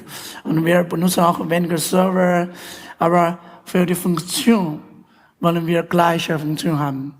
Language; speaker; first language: German; non-native, learner; Chinese